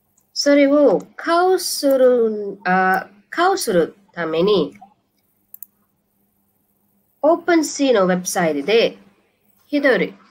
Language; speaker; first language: Japanese; non-native, learner; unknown